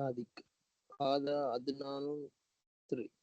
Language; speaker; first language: Arabic; non-native, learner; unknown